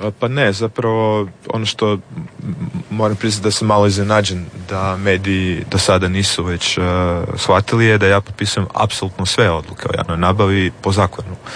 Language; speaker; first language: Croatian; native; Croatian